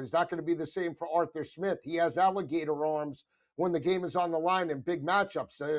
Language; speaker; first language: English; native; English